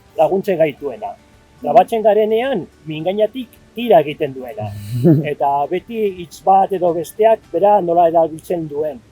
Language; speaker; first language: Basque; non-native, local second language; Spanish